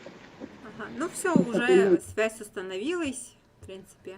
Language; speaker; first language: Russian; native; Russian